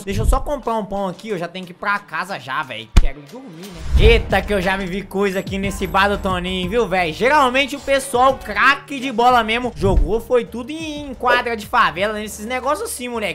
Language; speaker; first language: Portuguese; native; Portuguese